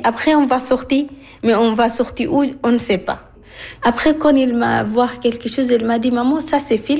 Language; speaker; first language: French; non-native, learner; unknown